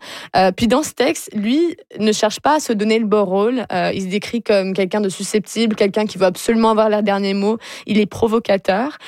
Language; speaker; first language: French; native; French